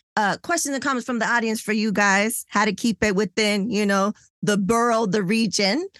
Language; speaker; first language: English; native; English